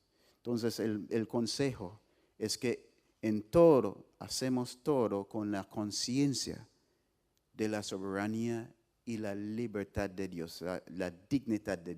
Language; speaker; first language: Spanish; non-native, fluent; English